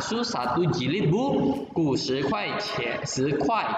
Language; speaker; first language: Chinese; non-native, fluent; Indonesian